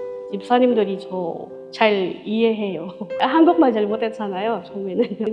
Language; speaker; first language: Korean; non-native, learner; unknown